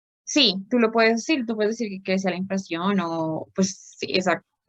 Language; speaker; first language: Spanish; native; Spanish